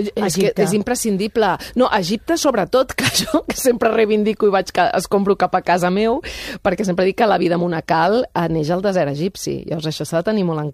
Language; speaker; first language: Catalan; native; Catalan